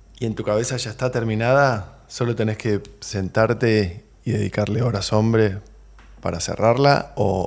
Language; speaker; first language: Spanish; native; Spanish